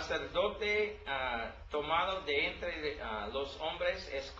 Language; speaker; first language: Spanish; non-native, learner; English